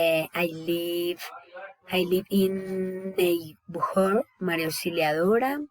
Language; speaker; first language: English; non-native, learner; Spanish